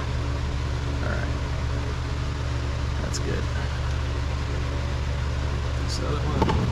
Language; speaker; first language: English; native; English